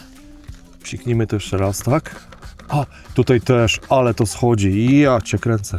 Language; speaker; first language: Polish; native; Polish